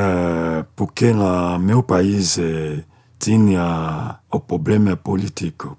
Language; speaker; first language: Portuguese; non-native, learner; Lingala